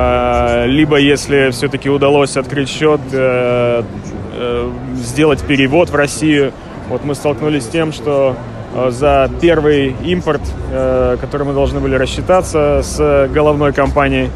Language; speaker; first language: Russian; native; Russian